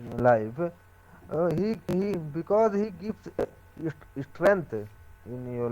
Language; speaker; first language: English; non-native, learner; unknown